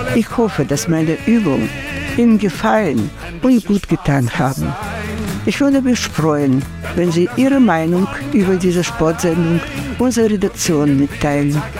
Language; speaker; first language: German; non-native, fluent; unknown